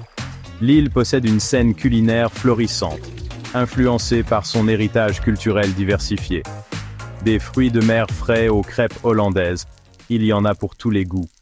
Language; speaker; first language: French; native; French